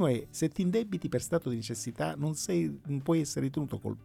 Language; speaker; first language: Italian; native; Italian